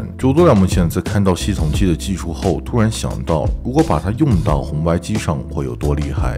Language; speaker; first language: Chinese; native; Chinese